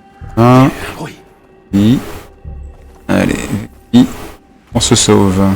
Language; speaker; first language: French; native; French